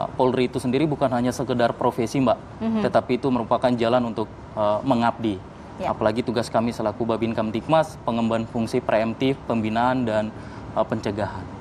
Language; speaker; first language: Indonesian; native; Indonesian